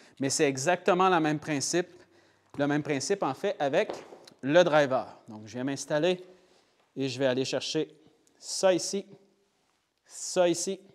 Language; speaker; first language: French; native; French